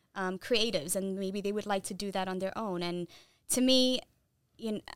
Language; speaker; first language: English; non-native, fluent; Tigrinya